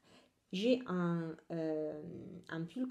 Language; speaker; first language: French; non-native, fluent; Italian